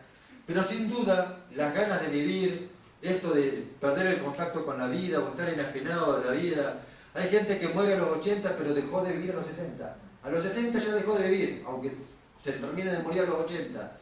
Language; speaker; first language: Spanish; native; Spanish